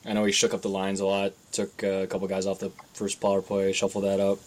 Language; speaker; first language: English; native; English